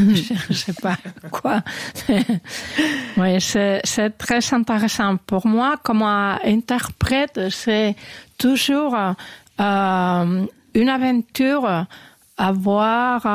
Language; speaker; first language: French; non-native, learner; Spanish